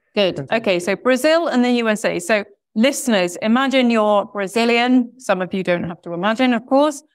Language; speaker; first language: English; native; English